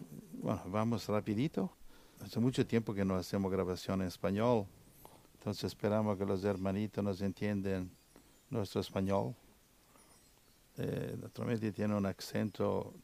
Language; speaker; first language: Spanish; non-native, learner; Italian